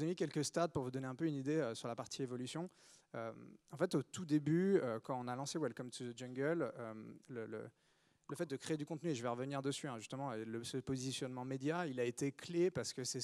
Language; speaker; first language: French; native; French